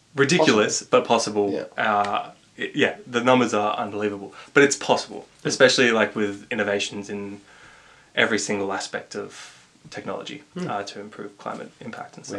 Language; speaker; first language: English; native; English